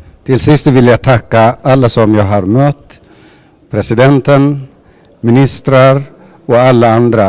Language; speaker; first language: Swedish; non-native, fluent; Somali